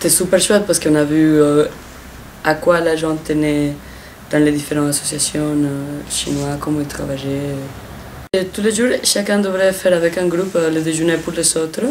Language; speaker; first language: French; non-native, fluent; Spanish